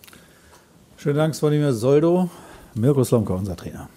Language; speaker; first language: German; native; German